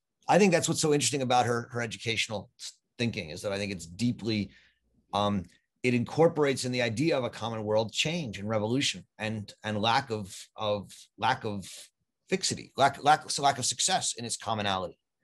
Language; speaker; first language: English; native; English